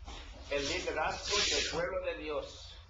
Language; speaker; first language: Spanish; non-native, learner; English